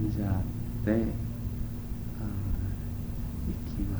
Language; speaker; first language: Japanese; non-native, learner; English